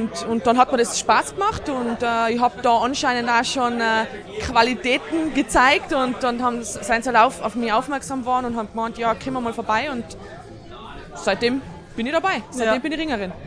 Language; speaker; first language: German; native; German